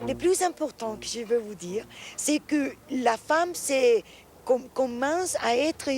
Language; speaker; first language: French; non-native, fluent; Spanish